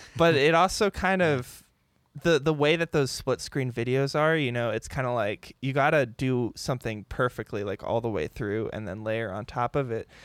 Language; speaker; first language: English; native; English